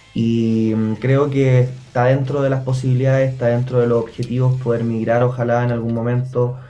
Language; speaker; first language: Spanish; native; Spanish